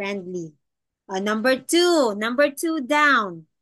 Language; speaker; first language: English; non-native, local second language; Filipino